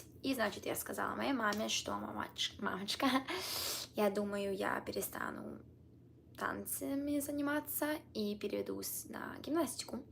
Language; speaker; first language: Russian; early bilingual, heritage; Russian